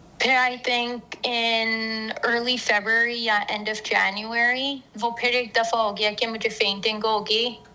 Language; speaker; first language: Urdu; early bilingual, heritage; Urdu